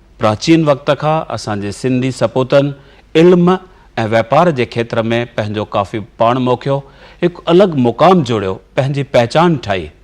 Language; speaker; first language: Sindhi; early bilingual, heritage; Sindhi